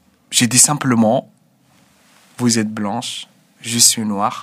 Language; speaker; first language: French; non-native, fluent; Arabic